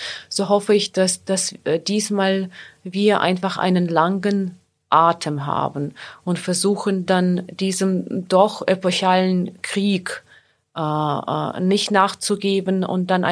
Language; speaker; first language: German; non-native, fluent; Ukrainian